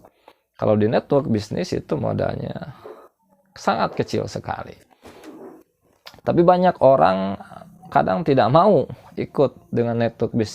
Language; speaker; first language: Indonesian; non-native, local second language; Sundanese